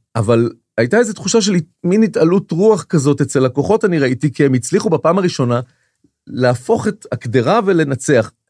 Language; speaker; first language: Hebrew; native; Hebrew